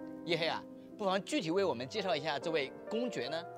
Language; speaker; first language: Chinese; native; Chinese